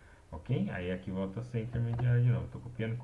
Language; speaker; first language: Portuguese; native; Portuguese